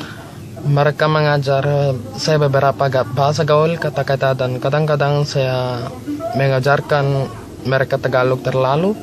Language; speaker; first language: Indonesian; non-native, learner; Filipino